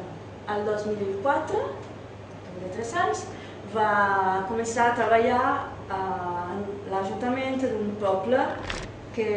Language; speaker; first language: Catalan; non-native, learner; Italian